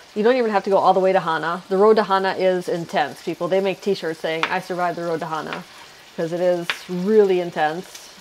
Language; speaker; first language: English; native; English